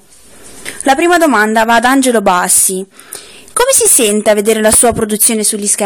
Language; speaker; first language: Italian; native; Italian